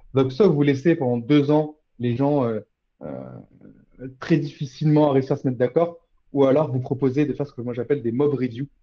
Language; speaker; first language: French; native; French